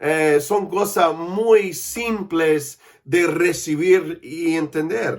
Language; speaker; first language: Spanish; non-native, fluent; English